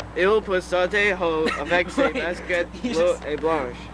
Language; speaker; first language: French; non-native, learner; English